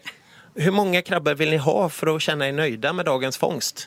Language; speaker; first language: Swedish; native; Swedish